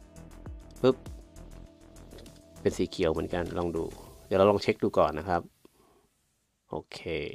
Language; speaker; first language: Thai; native; Thai